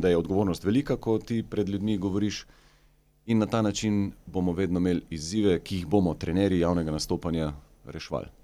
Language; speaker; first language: Slovenian; native; Slovenian